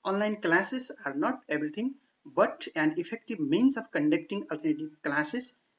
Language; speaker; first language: English; non-native, local second language; Nepali